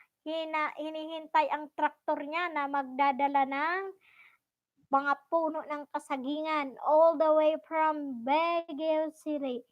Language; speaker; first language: Filipino; non-native, local second language; Bikol